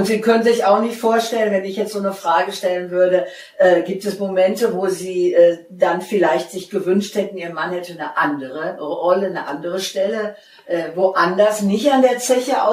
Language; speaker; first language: German; native; German